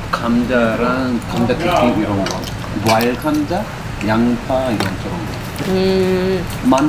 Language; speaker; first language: Korean; non-native, fluent; Urdu